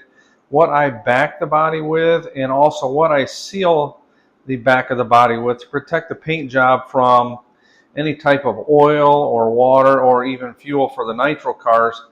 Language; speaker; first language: English; native; English